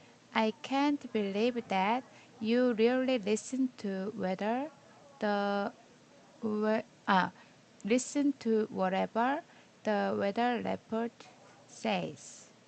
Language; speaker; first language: English; non-native, learner; Korean